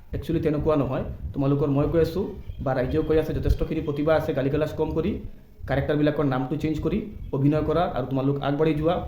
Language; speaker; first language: Assamese; non-native, local second language; Bangla